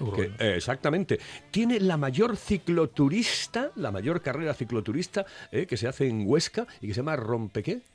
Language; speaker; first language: Spanish; native; Spanish